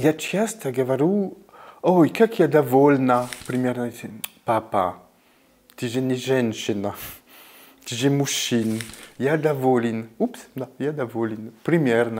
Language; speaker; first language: Russian; non-native, fluent; French